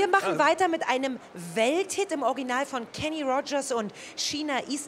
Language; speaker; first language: German; native; German